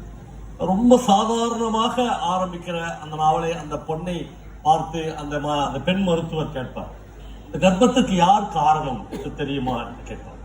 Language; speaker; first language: Tamil; native; Tamil